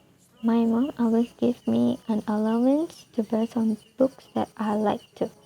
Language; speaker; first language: English; non-native, fluent; Indonesian